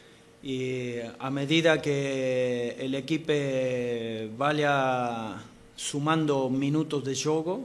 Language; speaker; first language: Spanish; non-native, fluent; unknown